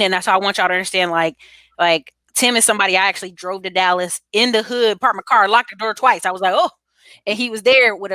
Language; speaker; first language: English; native; English